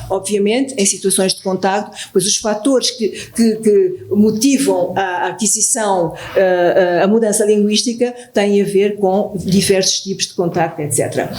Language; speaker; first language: Portuguese; native; Portuguese